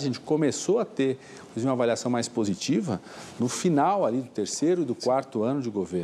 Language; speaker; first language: Portuguese; native; Portuguese